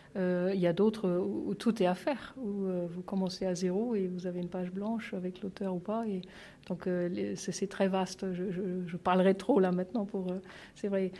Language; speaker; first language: French; non-native, fluent; German